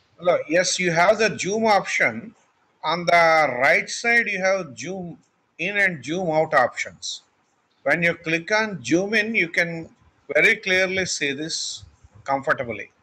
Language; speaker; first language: English; non-native, local second language; Telugu